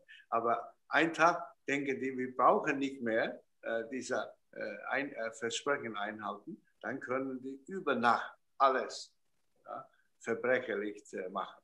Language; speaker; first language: German; non-native, fluent; Chinese